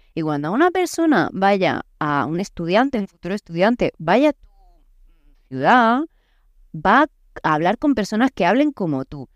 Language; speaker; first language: Spanish; native; Spanish